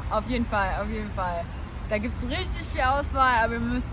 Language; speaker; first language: German; native; German